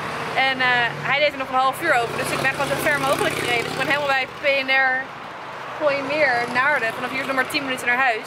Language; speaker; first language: Dutch; native; Dutch